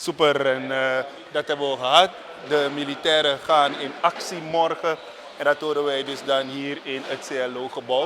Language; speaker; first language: Dutch; native; Dutch